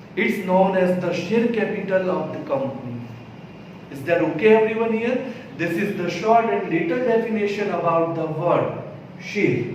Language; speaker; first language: English; non-native, local second language; Gujarati